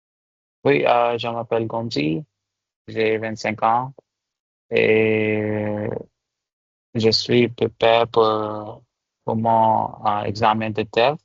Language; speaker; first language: French; non-native, learner; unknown